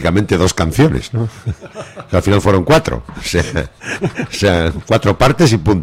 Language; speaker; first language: Spanish; native; Spanish